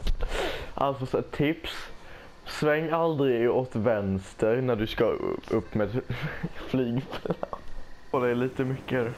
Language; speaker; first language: Swedish; native; Swedish